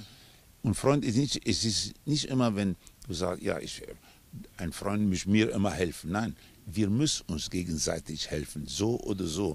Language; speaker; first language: German; non-native, fluent; Spanish